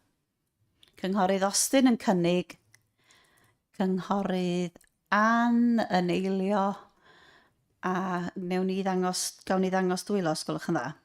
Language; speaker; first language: Welsh; native; Welsh